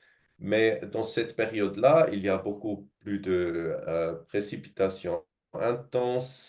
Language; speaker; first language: French; non-native, fluent; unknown